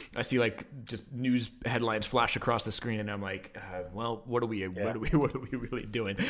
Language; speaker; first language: English; native; English